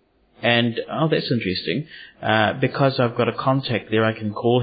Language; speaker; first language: English; native; English